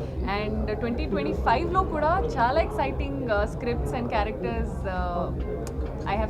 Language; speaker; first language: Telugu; non-native, learner; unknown